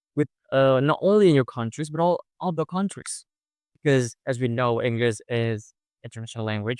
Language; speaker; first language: English; non-native, fluent; Indonesian